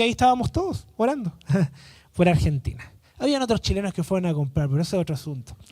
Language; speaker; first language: Spanish; native; Spanish